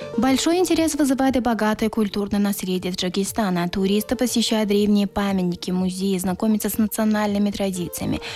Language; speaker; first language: Russian; non-native, local second language; Tajik